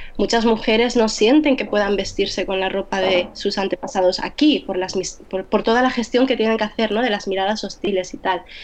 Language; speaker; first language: Spanish; early bilingual, other home language; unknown